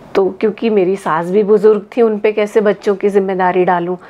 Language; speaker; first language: Hindi; native; Hindi